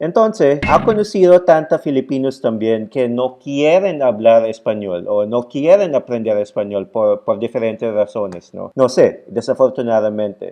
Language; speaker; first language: Spanish; non-native, fluent; Filipino